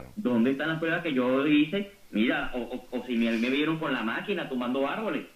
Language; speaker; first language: Spanish; native; Spanish